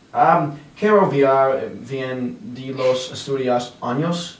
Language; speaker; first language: Spanish; non-native, learner; English